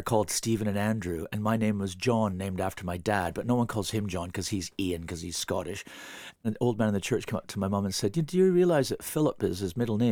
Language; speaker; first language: English; native; English